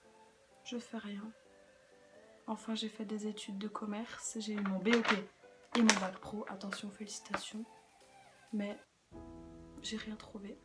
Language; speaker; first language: French; native; French